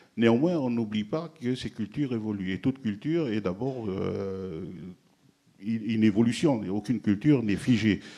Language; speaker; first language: French; non-native, local second language; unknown